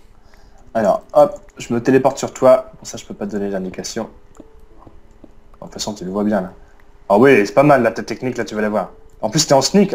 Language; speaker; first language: French; native; French